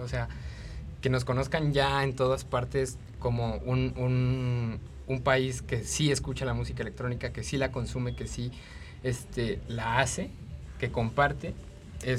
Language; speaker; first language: Spanish; native; Spanish